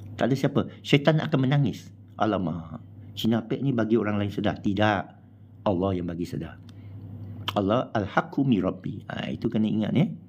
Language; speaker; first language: Malay; non-native, local second language; Chinese